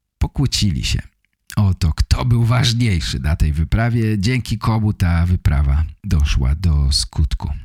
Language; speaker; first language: Polish; native; Polish